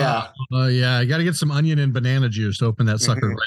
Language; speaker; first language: English; native; English